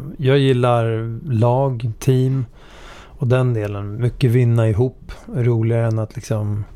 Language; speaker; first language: Swedish; early bilingual, other home language; Hungarian